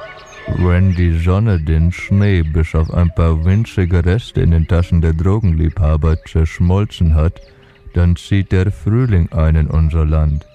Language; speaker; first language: German; native; German